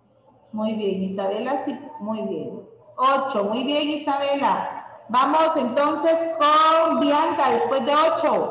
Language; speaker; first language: Spanish; native; Spanish